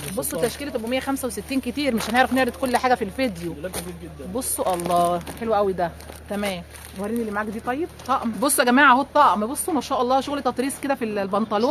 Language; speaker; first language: Arabic; native; Arabic